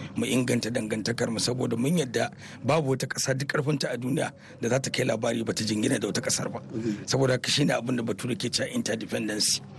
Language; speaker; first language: Hausa; native; Hausa